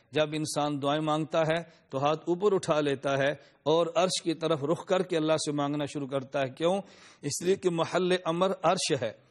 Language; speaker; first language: Urdu; non-native, local second language; Punjabi